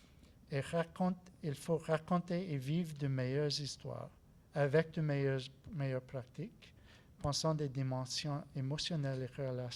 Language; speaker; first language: French; non-native, learner; English